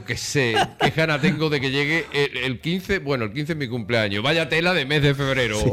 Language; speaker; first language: Spanish; native; Spanish